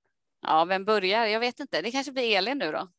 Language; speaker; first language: Swedish; native; Swedish